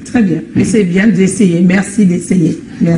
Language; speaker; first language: French; native; French